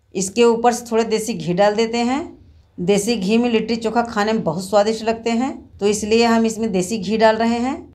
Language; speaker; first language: Hindi; native; Hindi